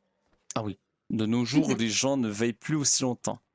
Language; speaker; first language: French; native; French